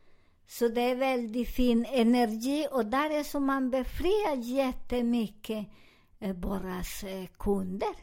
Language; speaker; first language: Swedish; non-native, learner; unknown